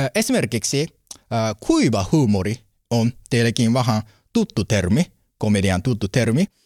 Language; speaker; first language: Finnish; non-native, learner; Japanese